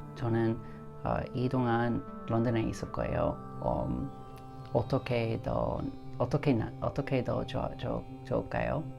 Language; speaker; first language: Korean; non-native, learner; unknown